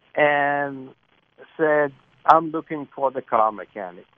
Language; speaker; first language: English; early bilingual, other home language; Lithuanian